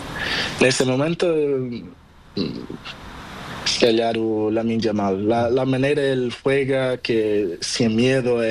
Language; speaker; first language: Spanish; non-native, learner; Portuguese